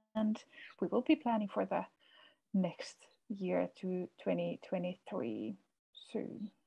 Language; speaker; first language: English; non-native, fluent; Finnish